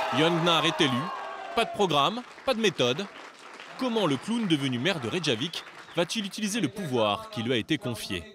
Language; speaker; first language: French; native; French